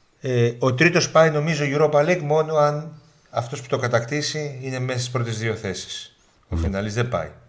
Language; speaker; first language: Greek; native; Greek